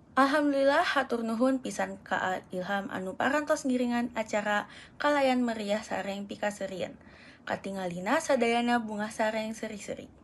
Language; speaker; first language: Sundanese; native; Sundanese